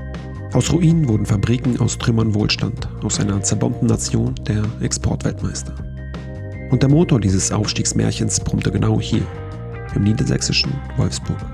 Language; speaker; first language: German; early bilingual, other home language; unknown